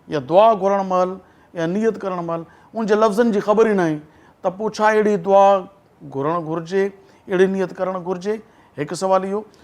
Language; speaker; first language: Sindhi; native; Sindhi